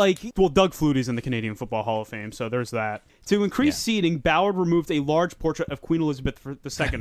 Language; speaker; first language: English; native; English